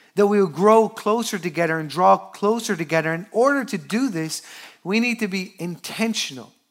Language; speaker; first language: English; native; English